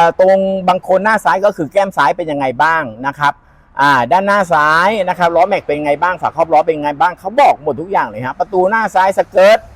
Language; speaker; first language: Thai; native; Thai